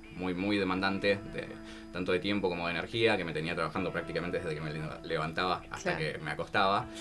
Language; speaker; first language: Spanish; native; Spanish